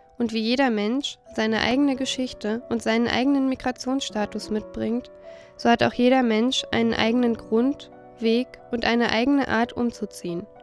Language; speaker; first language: German; native; German